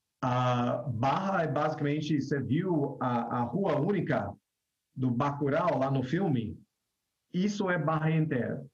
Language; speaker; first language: Portuguese; non-native, fluent; English